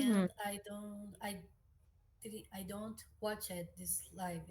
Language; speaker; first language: English; non-native, learner; Portuguese